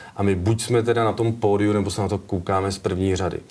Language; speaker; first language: Czech; native; Czech